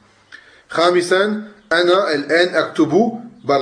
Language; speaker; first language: Arabic; non-native, fluent; French